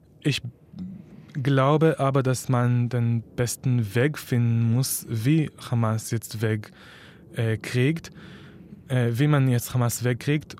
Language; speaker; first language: German; non-native, fluent; Hebrew